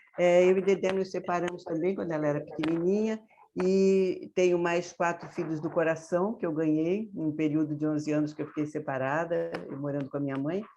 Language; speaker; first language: Portuguese; native; Portuguese